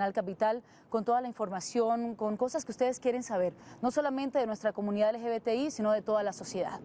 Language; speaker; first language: Spanish; native; Spanish